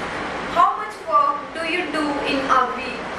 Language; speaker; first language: English; non-native, local second language; Punjabi